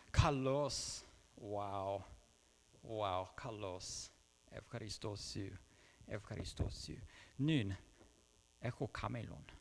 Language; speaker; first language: Greek; non-native, fluent; English